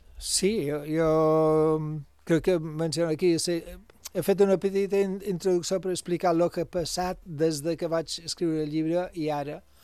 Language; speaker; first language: Catalan; early bilingual, other home language; English